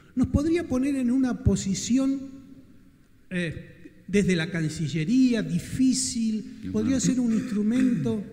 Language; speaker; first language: Spanish; native; Spanish